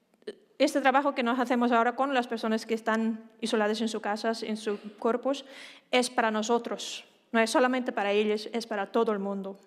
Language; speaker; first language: Spanish; non-native, fluent; Danish